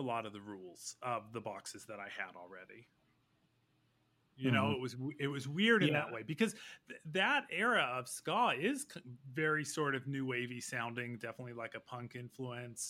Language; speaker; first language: English; native; English